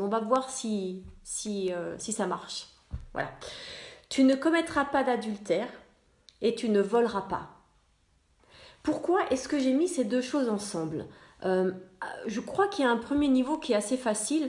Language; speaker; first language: French; native; French